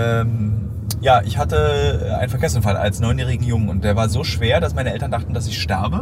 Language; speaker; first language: German; native; German